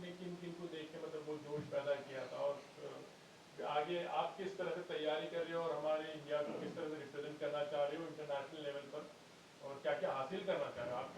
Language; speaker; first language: Hindi; native; Hindi